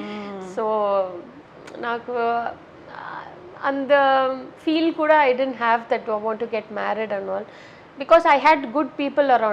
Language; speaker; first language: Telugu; non-native, learner; Tamil